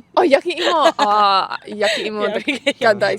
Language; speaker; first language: Japanese; non-native, learner; English